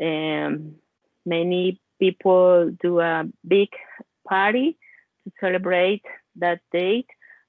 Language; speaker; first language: English; non-native, learner; Spanish